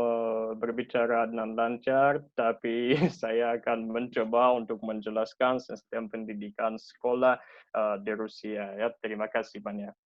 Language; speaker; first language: Indonesian; non-native, fluent; Russian